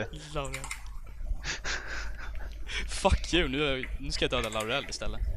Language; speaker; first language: Swedish; native; Swedish